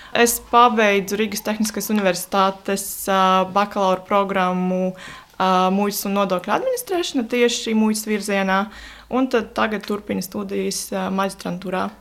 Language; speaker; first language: Latvian; non-native, local second language; Russian